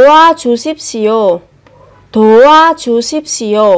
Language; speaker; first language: Korean; non-native, fluent; Vietnamese